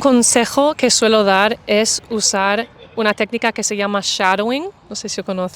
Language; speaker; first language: Spanish; non-native, fluent; English